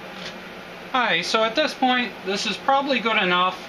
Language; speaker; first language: English; native; English